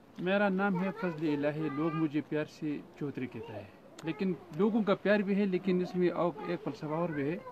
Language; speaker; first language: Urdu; non-native, local second language; Pashto